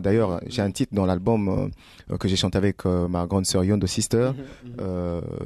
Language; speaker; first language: French; non-native, local second language; Lingala